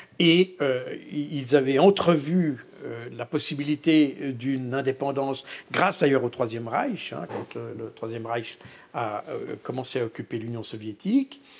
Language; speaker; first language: French; native; French